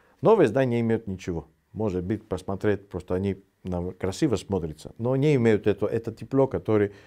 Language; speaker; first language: Russian; non-native, fluent; Greek